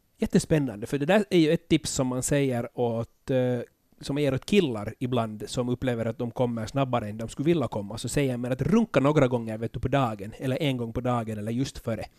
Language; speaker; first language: Swedish; native; Swedish